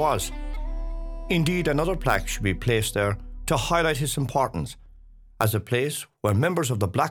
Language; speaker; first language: English; native; English